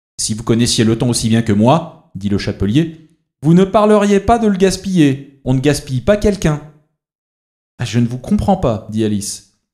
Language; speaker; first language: French; native; French